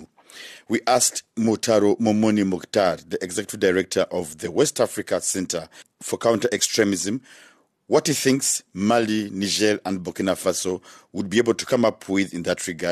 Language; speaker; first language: English; non-native, local second language; Kinyarwanda